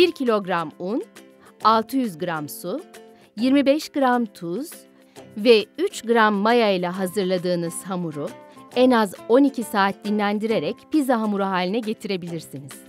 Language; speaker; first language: Turkish; native; Turkish